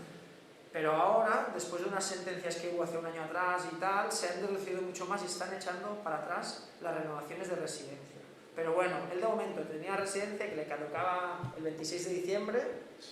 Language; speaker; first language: Spanish; native; Spanish